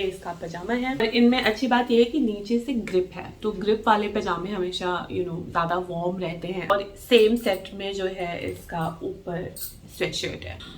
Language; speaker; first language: Hindi; native; Hindi